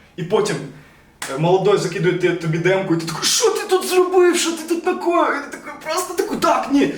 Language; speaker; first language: Ukrainian; non-native, local second language; Russian